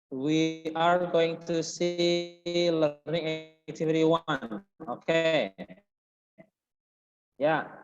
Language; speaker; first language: English; non-native, fluent; Indonesian